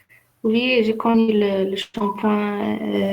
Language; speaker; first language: French; non-native, learner; Arabic